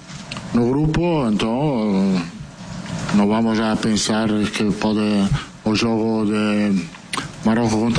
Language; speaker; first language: Portuguese; non-native, fluent; Italian